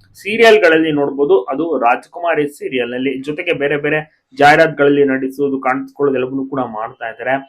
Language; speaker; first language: Kannada; native; Kannada